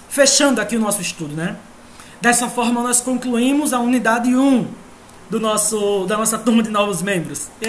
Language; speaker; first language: Portuguese; native; Portuguese